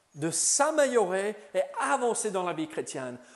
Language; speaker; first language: French; native; French